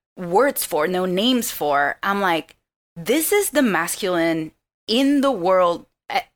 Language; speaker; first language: English; non-native, fluent; Spanish